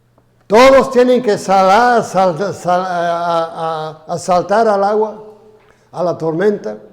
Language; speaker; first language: Spanish; non-native, fluent; English